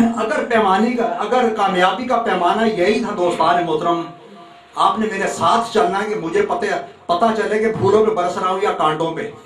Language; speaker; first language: Urdu; non-native, local second language; Punjabi